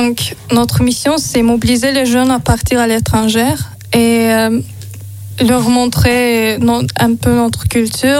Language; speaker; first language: French; non-native, learner; Azerbaijani